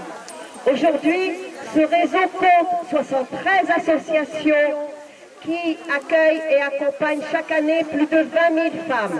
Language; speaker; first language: French; native; French